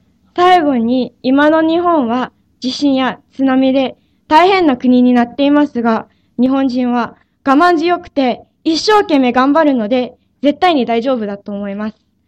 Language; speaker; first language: Japanese; non-native, fluent; English